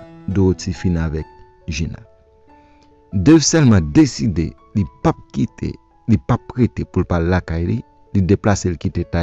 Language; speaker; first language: French; non-native, local second language; Haitian Creole